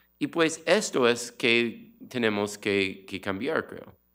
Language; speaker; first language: Spanish; non-native, learner; English